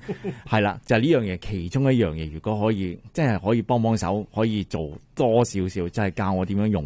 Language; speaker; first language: Cantonese; native; Cantonese